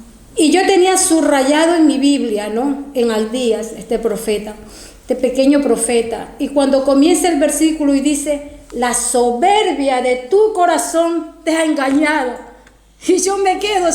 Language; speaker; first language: Spanish; native; Spanish